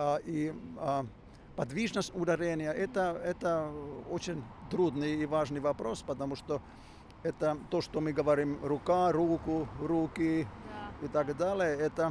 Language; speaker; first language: Russian; non-native, fluent; Finnish